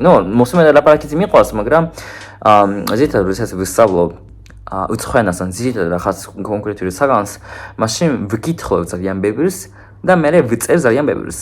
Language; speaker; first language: Georgian; non-native, fluent; Japanese